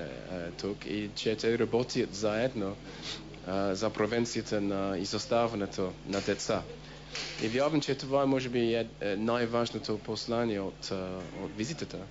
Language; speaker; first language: Bulgarian; non-native, fluent; English